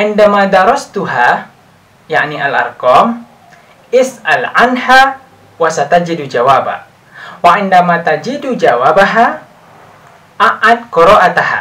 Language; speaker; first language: Arabic; non-native, learner; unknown